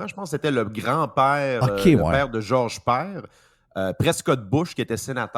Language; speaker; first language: French; native; French